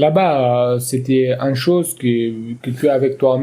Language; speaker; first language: French; non-native, learner; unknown